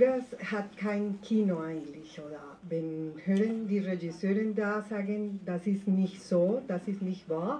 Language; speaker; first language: German; non-native, fluent; Spanish